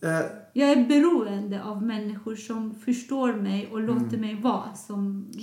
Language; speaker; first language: Swedish; non-native, fluent; Persian